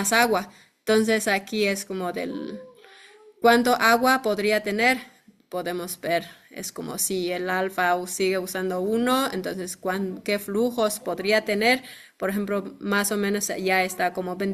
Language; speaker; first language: Spanish; non-native, fluent; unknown